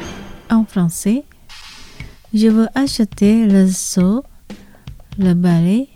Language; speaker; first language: French; non-native, fluent; Indonesian